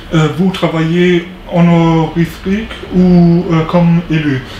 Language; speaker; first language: French; non-native, learner; German